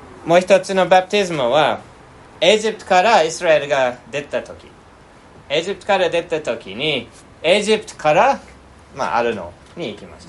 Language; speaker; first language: Japanese; non-native, fluent; English